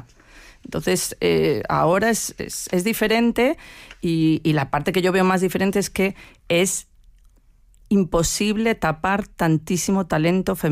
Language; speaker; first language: Spanish; native; Spanish